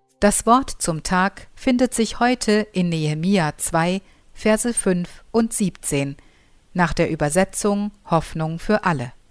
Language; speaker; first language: German; native; German